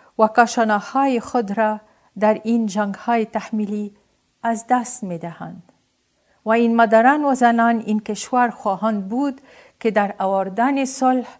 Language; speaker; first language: Persian; non-native, learner; Arabic